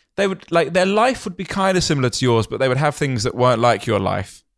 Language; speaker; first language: English; native; English